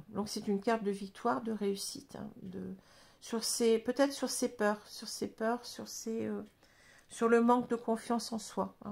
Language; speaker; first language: French; native; French